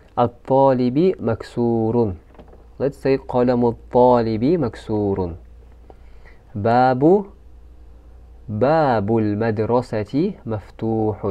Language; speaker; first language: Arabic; non-native, fluent; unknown